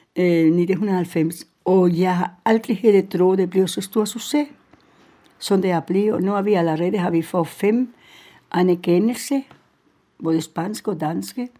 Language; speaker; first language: Danish; non-native, fluent; Spanish